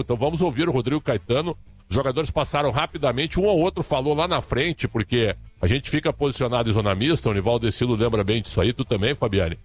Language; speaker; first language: Portuguese; native; Portuguese